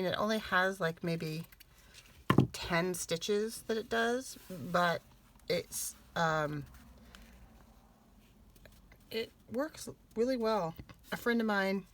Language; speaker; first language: English; native; English